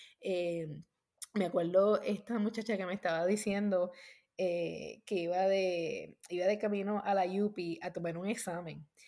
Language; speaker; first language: Spanish; native; Spanish